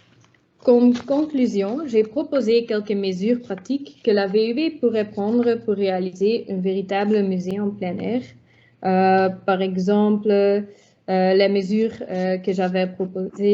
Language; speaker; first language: French; non-native, local second language; Dutch